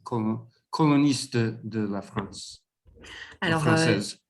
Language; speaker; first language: French; non-native, learner; English